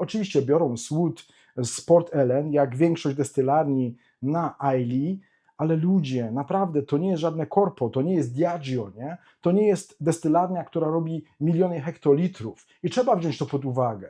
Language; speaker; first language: Polish; native; Polish